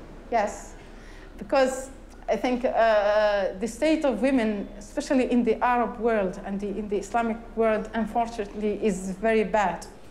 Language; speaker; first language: English; non-native, fluent; Arabic